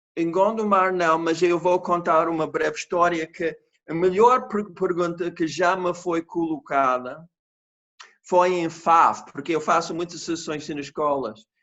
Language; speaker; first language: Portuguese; non-native, fluent; English